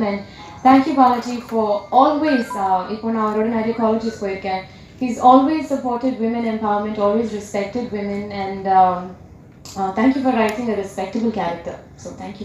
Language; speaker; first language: Tamil; non-native, learner; English